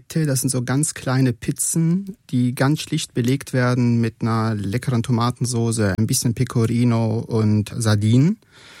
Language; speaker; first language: German; non-native, local second language; Sicilian